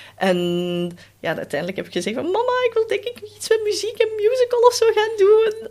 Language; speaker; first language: Dutch; early bilingual, other home language; Cantonese